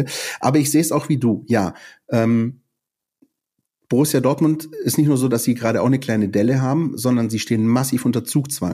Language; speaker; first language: German; native; German